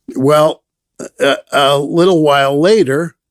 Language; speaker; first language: English; native; English